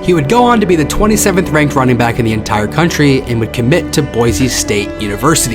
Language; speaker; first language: English; native; English